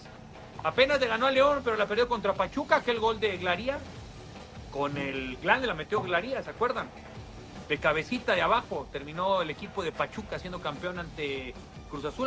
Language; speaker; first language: Spanish; native; Spanish